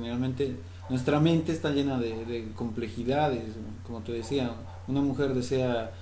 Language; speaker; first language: Spanish; native; Spanish